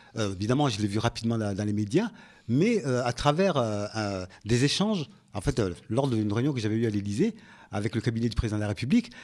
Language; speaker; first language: French; early bilingual, other home language; Ngazidja Comorian